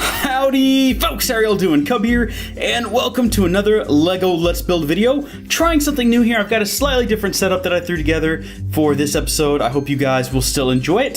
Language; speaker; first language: English; native; English